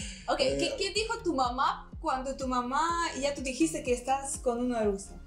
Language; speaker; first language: Spanish; non-native, learner; Russian